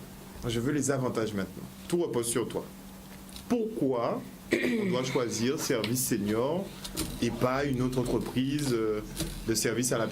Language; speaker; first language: French; native; French